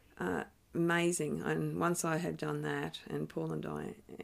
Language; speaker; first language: English; native; English